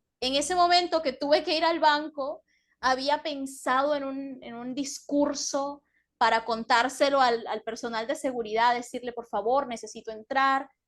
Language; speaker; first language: Spanish; native; Spanish